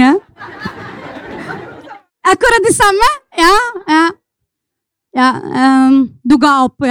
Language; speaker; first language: Norwegian; non-native, fluent; Arabic